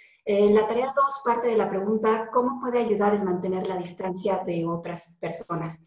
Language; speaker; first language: Spanish; native; Spanish